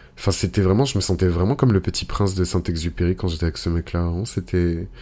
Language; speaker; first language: French; early bilingual, other home language; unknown